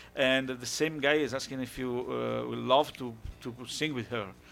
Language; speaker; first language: English; non-native, fluent; Italian